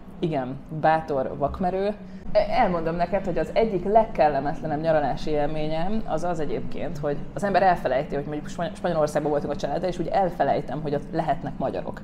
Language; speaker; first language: Hungarian; native; Hungarian